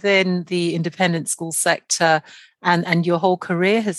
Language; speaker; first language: English; non-native, local second language; Yoruba